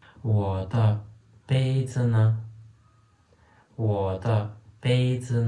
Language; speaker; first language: Chinese; non-native, fluent; Turkmen